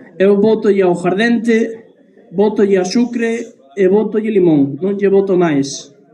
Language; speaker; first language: Galician; native; Galician